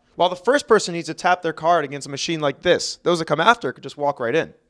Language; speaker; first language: English; native; English